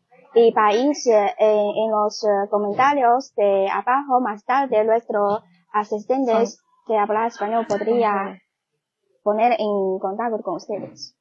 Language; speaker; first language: Spanish; non-native, learner; Chinese